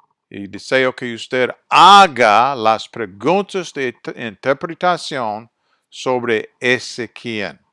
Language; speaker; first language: Spanish; non-native, fluent; English